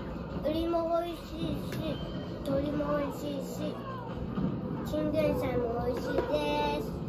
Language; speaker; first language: Japanese; early bilingual, other home language; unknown